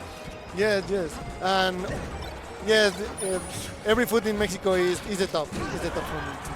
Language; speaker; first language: English; non-native, learner; Spanish